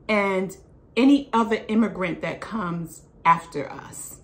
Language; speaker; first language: English; native; English